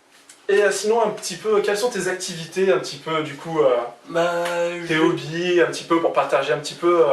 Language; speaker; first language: French; native; French